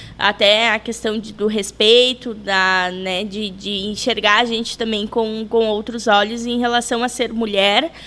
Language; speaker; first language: Portuguese; native; Portuguese